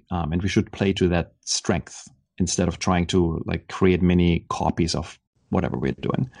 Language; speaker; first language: English; non-native, fluent; German